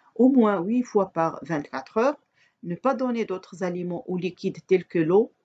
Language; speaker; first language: French; non-native, local second language; Arabic